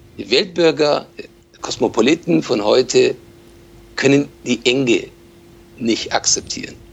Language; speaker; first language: German; non-native, fluent; Persian